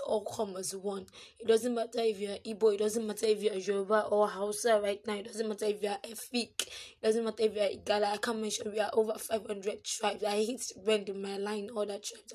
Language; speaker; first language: English; non-native, local second language; Yoruba